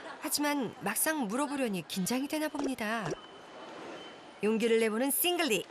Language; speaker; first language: Korean; native; Korean